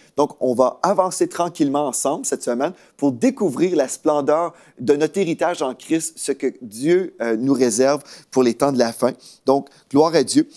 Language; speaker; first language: French; native; French